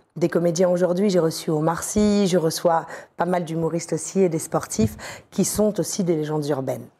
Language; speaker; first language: French; native; French